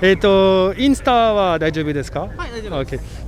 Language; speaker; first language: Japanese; non-native, learner; French